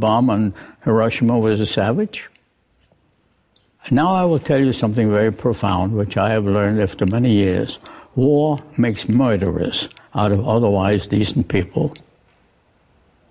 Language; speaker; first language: English; early bilingual, other home language; Yiddish